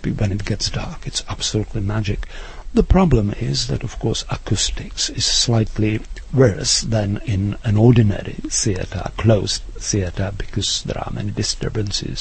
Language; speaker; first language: English; non-native, fluent; Czech